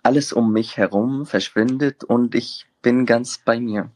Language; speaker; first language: German; non-native, fluent; Arabic